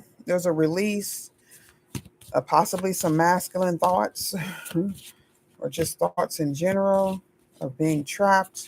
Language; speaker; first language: English; native; English